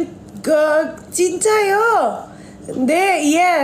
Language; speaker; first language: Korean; non-native, learner; Indonesian